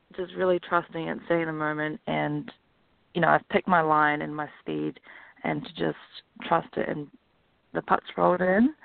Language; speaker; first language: English; native; English